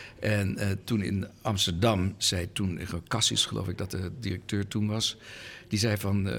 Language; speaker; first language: Dutch; early bilingual, other home language; English